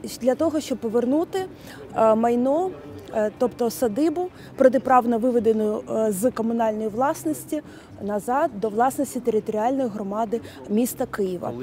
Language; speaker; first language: Ukrainian; native; Ukrainian